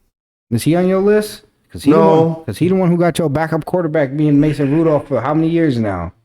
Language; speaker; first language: English; native; English